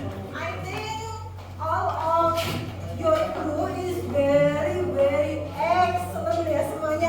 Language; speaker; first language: English; non-native, fluent; Indonesian